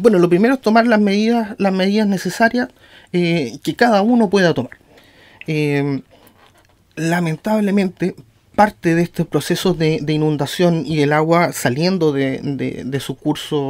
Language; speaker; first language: Spanish; native; Spanish